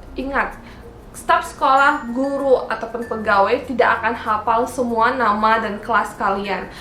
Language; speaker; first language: Indonesian; native; Indonesian